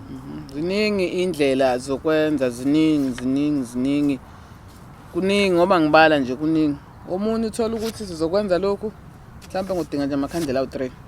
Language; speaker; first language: Zulu; native; Zulu